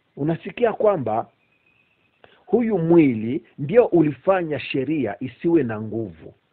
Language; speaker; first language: Swahili; native; Swahili